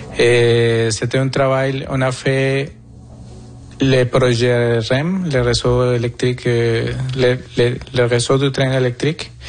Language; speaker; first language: French; non-native, fluent; Spanish